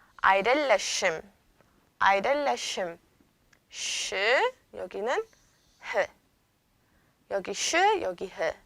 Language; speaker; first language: Korean; non-native, fluent; Amharic